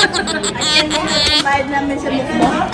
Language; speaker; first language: Filipino; native; Filipino